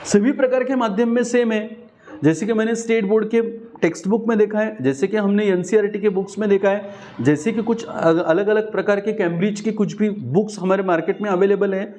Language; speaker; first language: Hindi; non-native, local second language; Marathi